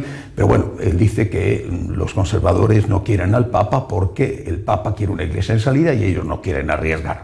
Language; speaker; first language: Spanish; native; Spanish